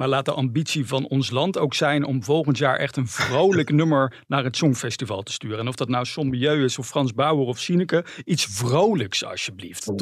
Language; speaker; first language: Dutch; native; Dutch